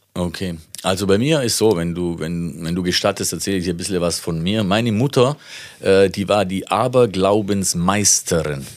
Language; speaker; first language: German; non-native, fluent; Italian